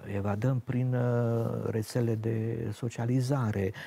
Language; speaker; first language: Romanian; native; Romanian